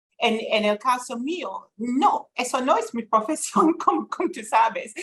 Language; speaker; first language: Spanish; non-native, fluent; English